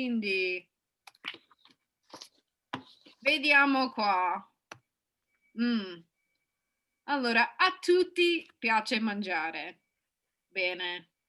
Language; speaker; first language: Italian; non-native, fluent; English